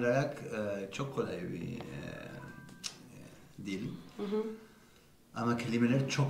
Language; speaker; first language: Turkish; non-native, learner; Spanish